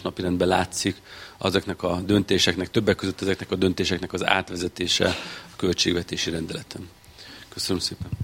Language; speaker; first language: Hungarian; native; Hungarian